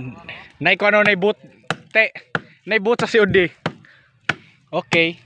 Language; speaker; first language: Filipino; non-native, local second language; Cebuano